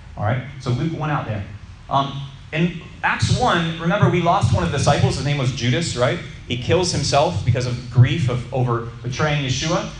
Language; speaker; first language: English; native; English